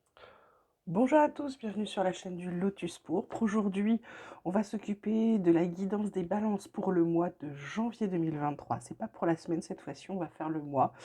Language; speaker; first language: French; native; French